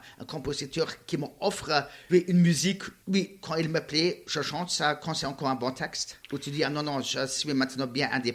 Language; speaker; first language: French; non-native, learner; Luxembourgish